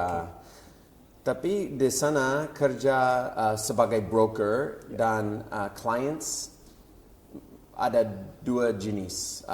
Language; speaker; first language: Indonesian; non-native, fluent; English